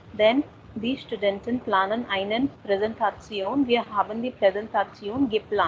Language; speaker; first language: German; non-native, fluent; Hindi